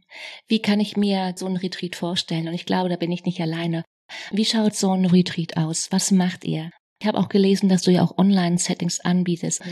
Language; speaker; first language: German; native; German